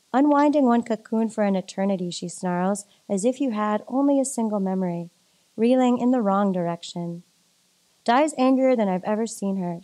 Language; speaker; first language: English; native; English